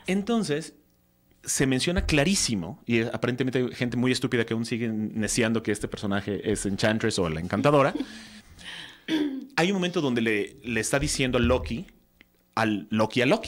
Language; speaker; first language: Spanish; native; Spanish